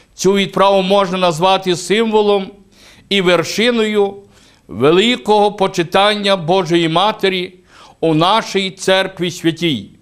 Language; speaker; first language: Ukrainian; native; Ukrainian